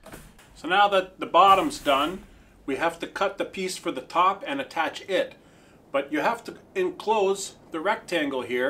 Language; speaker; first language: English; native; English